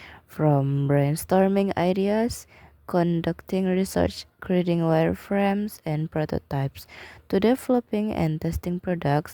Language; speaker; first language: English; non-native, learner; Indonesian